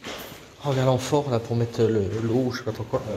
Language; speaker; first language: French; native; French